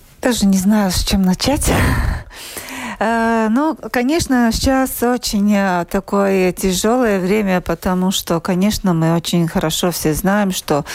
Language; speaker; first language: Russian; non-native, local second language; Latvian